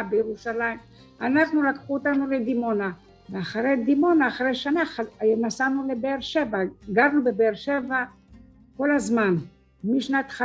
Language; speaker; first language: Hebrew; early bilingual, other home language; French